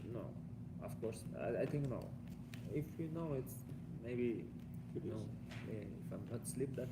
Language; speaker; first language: English; non-native, learner; Russian